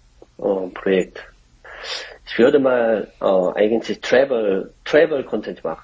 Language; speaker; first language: German; non-native, fluent; Korean